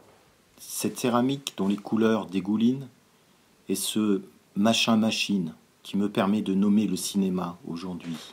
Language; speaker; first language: French; native; French